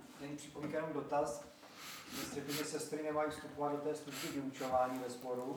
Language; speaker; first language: Czech; native; Czech